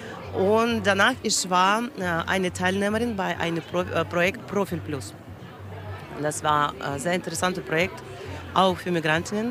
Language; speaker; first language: German; non-native, learner; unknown